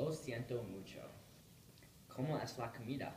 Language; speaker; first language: Spanish; non-native, learner; English